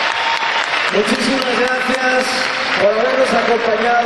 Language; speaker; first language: Spanish; native; Spanish